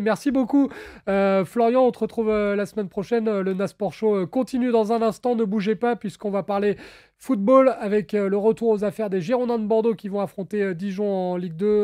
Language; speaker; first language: French; native; French